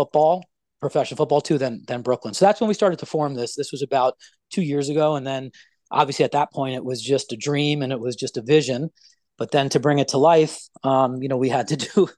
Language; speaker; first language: English; native; English